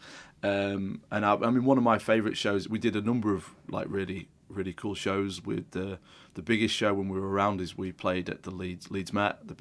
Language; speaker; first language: English; native; English